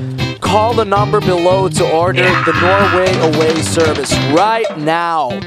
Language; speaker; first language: English; non-native, fluent; Finnish